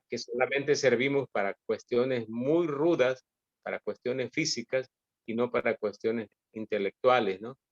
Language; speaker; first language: Spanish; native; Spanish